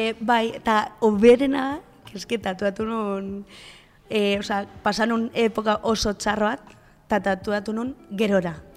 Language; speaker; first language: Basque; non-native, local second language; Spanish